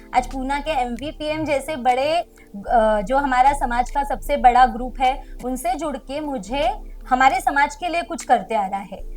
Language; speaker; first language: Hindi; non-native, local second language; Marwari